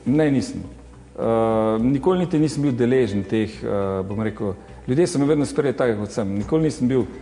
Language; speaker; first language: Slovenian; native; Slovenian